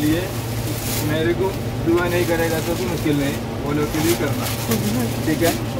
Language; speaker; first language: Hindi; non-native, local second language; Malayalam